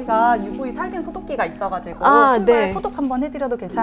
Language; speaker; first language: Korean; native; Korean